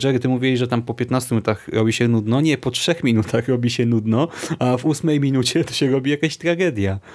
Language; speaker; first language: Polish; native; Polish